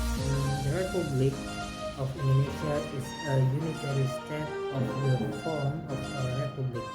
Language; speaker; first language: English; non-native, learner; Indonesian